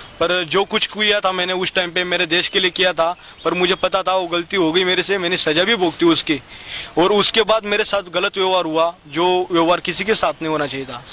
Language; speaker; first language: Hindi; non-native, local second language; Marathi